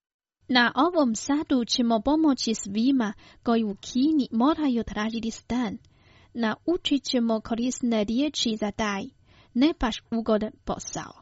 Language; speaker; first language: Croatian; non-native, fluent; Chinese